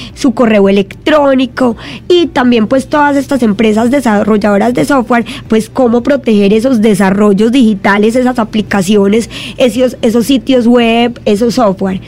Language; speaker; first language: Spanish; native; Spanish